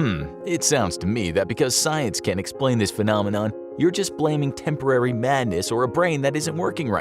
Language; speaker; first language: English; native; English